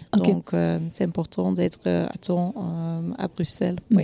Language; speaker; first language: French; non-native, local second language; Dutch